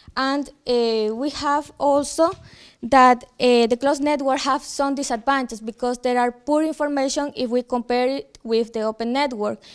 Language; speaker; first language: English; non-native, fluent; Ukrainian